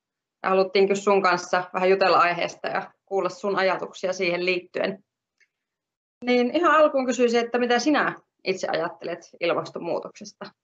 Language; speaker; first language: Finnish; native; Finnish